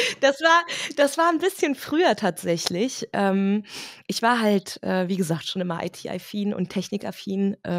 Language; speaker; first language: German; early bilingual, other home language; Turkish